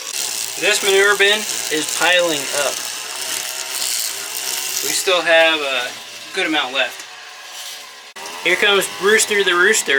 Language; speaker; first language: English; native; English